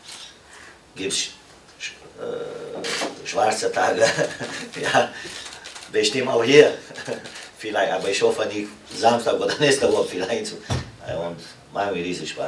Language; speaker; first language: German; non-native, fluent; Romanian